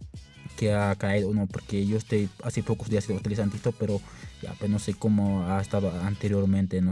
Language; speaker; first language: Spanish; non-native, local second language; Quechua